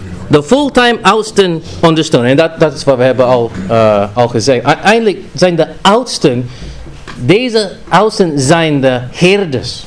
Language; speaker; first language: Dutch; non-native, fluent; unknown